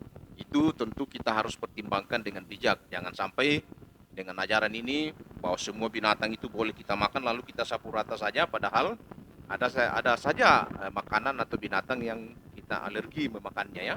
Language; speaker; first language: Indonesian; native; Indonesian